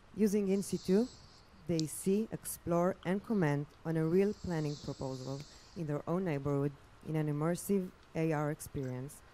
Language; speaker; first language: English; non-native, fluent; Hebrew